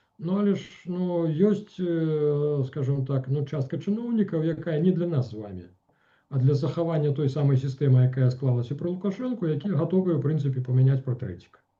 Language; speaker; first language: Belarusian; non-native, local second language; Russian